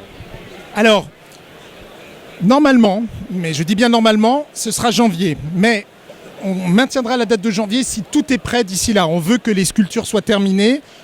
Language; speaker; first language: French; native; French